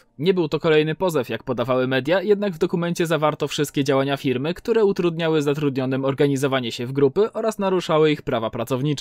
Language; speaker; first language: Polish; native; Polish